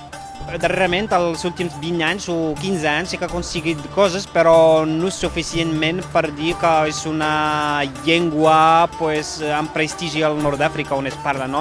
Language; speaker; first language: Catalan; non-native, fluent; Berber languages